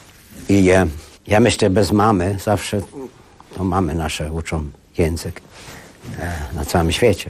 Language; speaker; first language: Polish; early bilingual, heritage; Polish